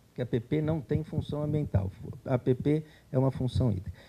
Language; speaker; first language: Portuguese; native; Portuguese